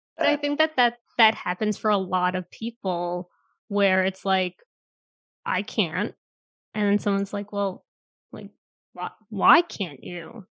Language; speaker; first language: English; native; English